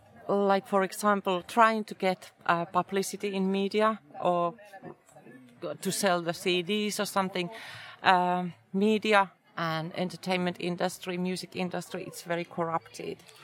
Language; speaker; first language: English; non-native, fluent; Finnish